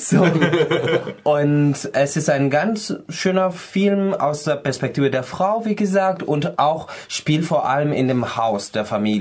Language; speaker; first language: German; non-native, fluent; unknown